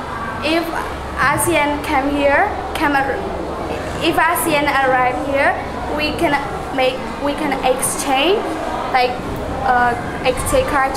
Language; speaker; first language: English; non-native, learner; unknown